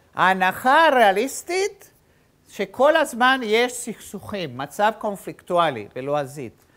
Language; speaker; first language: Hebrew; native; Hebrew